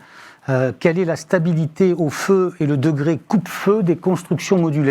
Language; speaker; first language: French; native; French